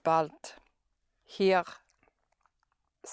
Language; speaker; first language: German; non-native, learner; English